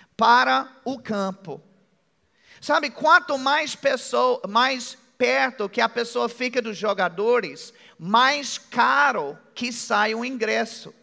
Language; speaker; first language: Portuguese; non-native, fluent; English